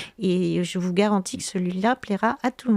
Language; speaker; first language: French; native; French